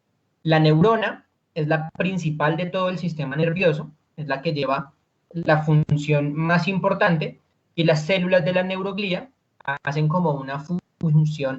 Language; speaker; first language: Spanish; native; Spanish